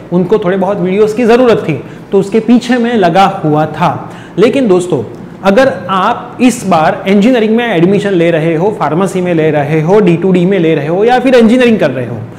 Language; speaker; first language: Hindi; non-native, local second language; Gujarati